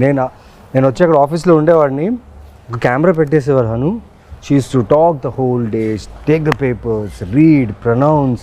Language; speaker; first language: Telugu; native; Telugu